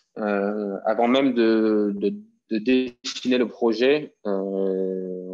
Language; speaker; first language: French; native; French